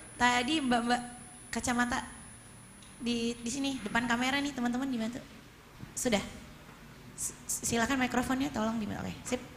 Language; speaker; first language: Indonesian; native; Indonesian